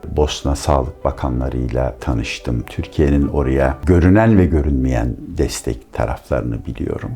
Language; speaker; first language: Turkish; native; Turkish